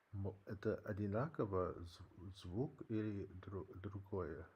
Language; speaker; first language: Russian; non-native, learner; English